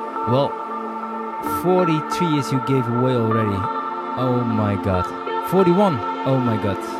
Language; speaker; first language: English; non-native, fluent; Dutch